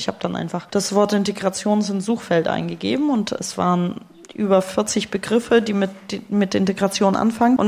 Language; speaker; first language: German; early bilingual, other home language; Russian